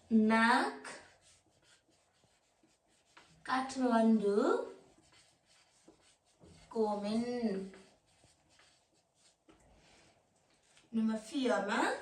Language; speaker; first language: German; non-native, fluent; Nepali